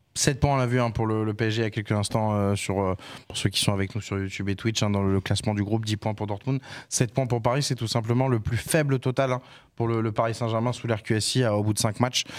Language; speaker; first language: French; native; French